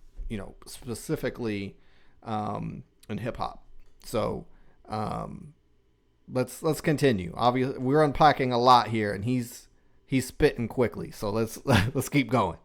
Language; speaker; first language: English; native; English